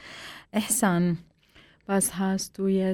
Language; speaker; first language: German; non-native, learner; Arabic